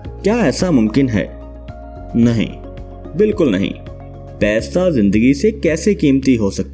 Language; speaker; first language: Urdu; native; Urdu